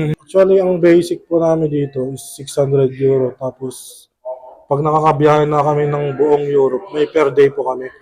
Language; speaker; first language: Filipino; native; Filipino